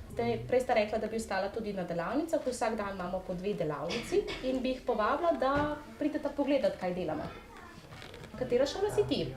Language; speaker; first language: Slovenian; native; Slovenian